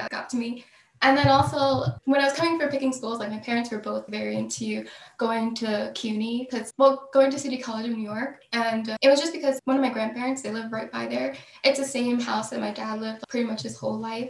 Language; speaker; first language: English; native; English